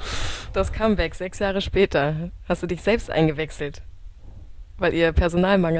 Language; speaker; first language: German; native; German